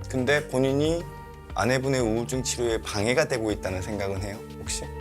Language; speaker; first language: Korean; native; Korean